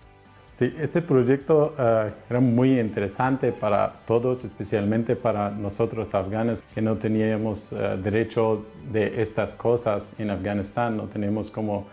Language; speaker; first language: Spanish; non-native, learner; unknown